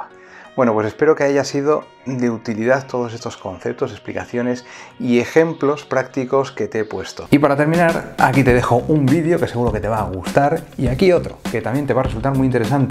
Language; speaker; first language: Spanish; native; Spanish